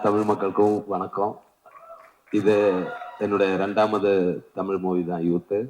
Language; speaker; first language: Tamil; non-native, learner; Malayalam